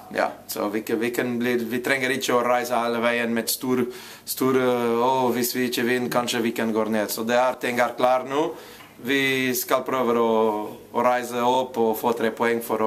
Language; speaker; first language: Norwegian; non-native, fluent; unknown